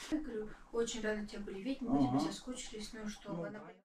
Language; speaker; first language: Russian; native; Russian